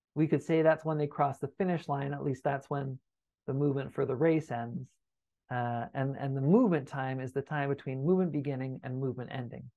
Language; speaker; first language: English; native; English